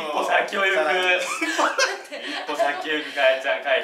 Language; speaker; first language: Japanese; native; Japanese